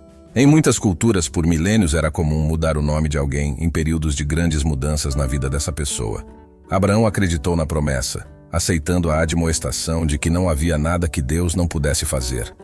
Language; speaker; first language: Portuguese; native; Portuguese